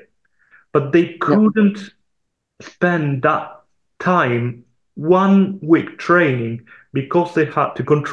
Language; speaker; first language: English; non-native, fluent; Spanish